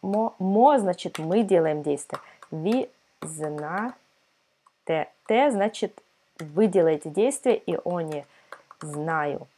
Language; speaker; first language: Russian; non-native, fluent; Serbian